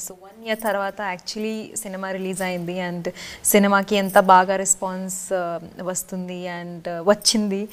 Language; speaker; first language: Telugu; non-native, local second language; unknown